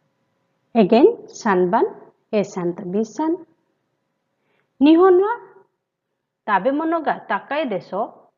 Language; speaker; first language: Japanese; non-native, fluent; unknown